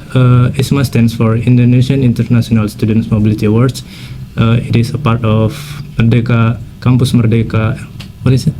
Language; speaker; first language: English; non-native, fluent; Indonesian